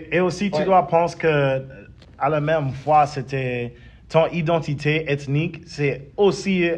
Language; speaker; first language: French; early bilingual, heritage; English